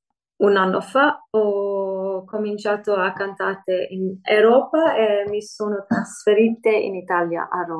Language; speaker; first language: Italian; early bilingual, heritage; English